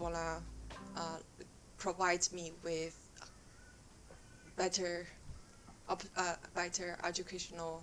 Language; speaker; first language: English; non-native, fluent; Chinese